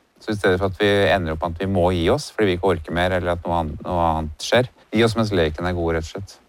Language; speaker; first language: Norwegian; native; Norwegian